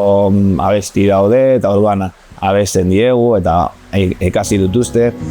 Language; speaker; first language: Basque; non-native, local second language; Spanish